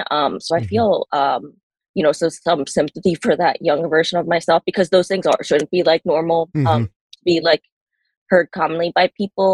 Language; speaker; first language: English; native; English